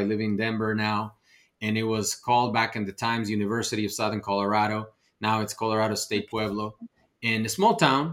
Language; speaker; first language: English; non-native, fluent; Spanish